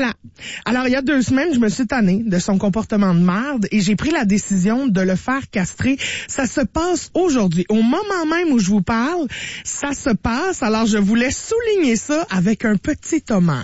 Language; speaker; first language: French; native; French